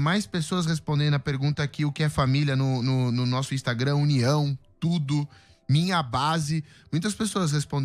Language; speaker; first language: Portuguese; native; Portuguese